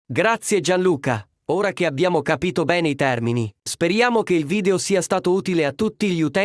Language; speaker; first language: Italian; native; Italian